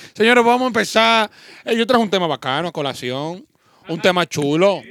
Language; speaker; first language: Spanish; native; Spanish